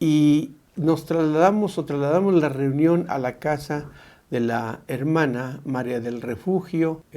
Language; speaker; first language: Spanish; native; Spanish